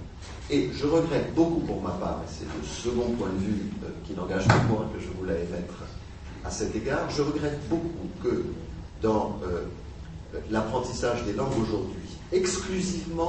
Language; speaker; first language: French; native; French